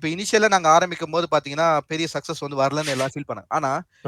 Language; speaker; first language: Tamil; native; Tamil